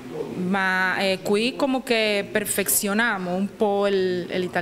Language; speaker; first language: Italian; non-native, learner; Spanish